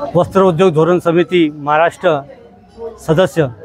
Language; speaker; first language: Hindi; non-native, local second language; Marathi